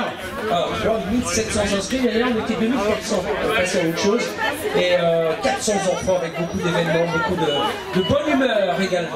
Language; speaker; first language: French; native; French